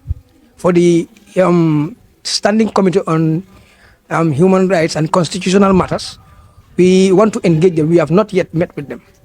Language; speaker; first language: English; non-native, local second language; Fula